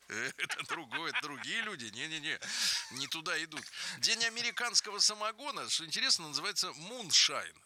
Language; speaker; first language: Russian; native; Russian